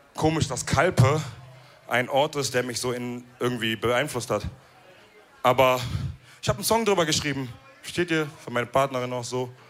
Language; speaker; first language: German; early bilingual, other home language; Wolof